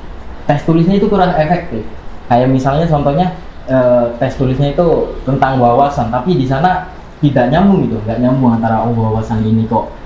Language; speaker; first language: Indonesian; non-native, local second language; Javanese